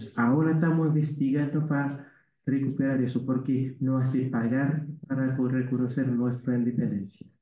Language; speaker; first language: Spanish; non-native, learner; Haitian Creole